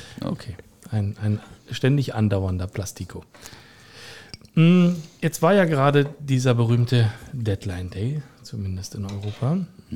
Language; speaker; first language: German; native; German